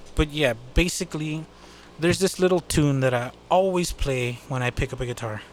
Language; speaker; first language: English; native; English